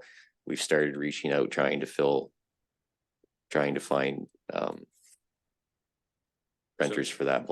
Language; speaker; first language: English; native; English